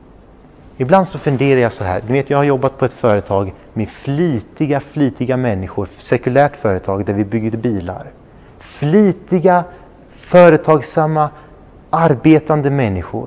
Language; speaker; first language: Swedish; non-native, fluent; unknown